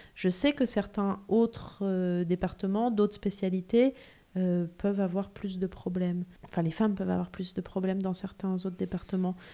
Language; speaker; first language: French; native; French